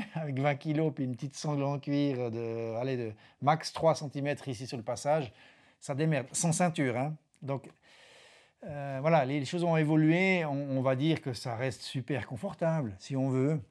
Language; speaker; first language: French; native; French